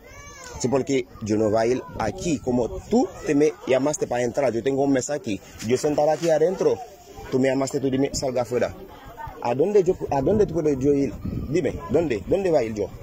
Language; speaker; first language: Spanish; non-native, learner; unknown